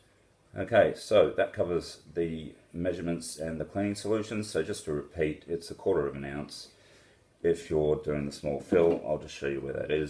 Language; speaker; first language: English; native; English